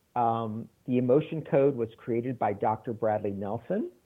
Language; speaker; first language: English; native; English